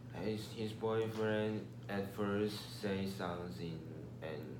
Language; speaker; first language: English; non-native, learner; Chinese